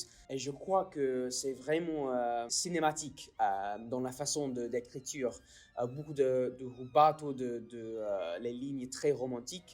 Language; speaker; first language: French; non-native, fluent; English